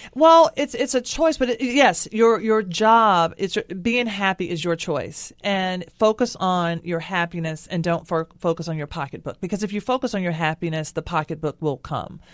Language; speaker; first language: English; native; English